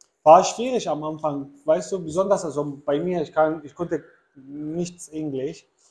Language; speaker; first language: German; non-native, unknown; Arabic